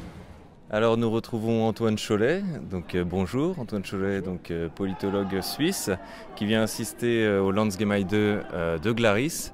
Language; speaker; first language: French; native; French